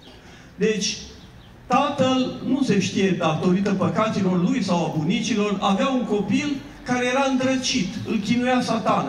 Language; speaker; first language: Romanian; native; Romanian